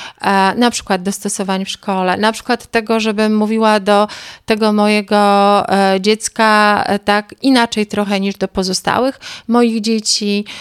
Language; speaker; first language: Polish; native; Polish